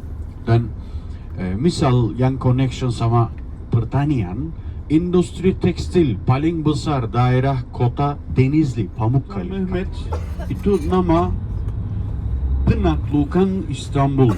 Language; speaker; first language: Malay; non-native, fluent; Turkish